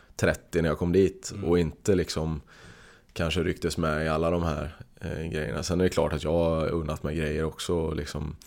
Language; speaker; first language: Swedish; native; Swedish